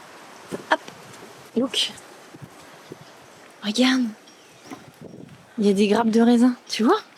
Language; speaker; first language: French; native; French